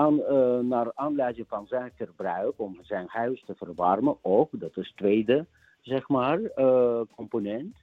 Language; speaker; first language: Dutch; non-native, fluent; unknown